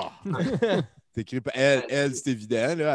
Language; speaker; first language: French; native; French